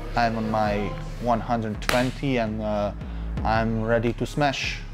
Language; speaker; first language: English; non-native, learner; Bosnian